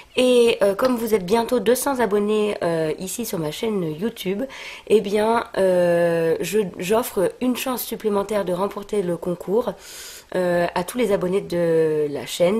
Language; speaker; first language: French; native; French